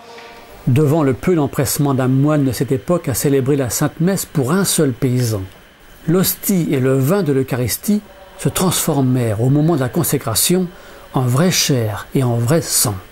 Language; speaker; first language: French; native; French